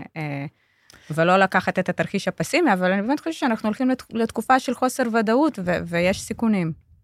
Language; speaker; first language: Hebrew; native; Hebrew